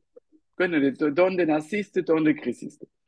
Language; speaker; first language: Spanish; non-native, fluent; German